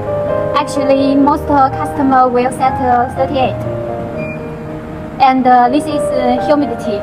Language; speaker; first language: English; non-native, learner; Chinese